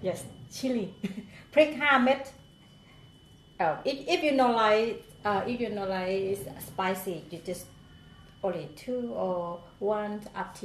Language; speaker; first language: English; non-native, learner; Thai